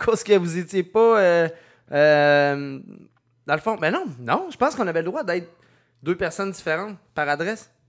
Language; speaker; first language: French; native; French